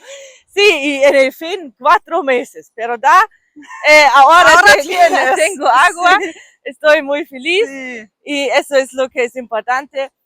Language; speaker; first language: Spanish; non-native, fluent; German